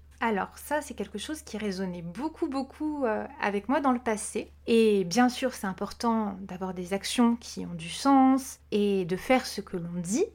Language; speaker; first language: French; native; French